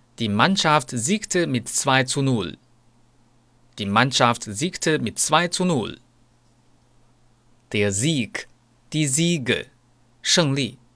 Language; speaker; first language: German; non-native, fluent; Chinese